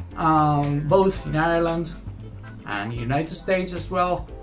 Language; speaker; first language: English; non-native, fluent; Italian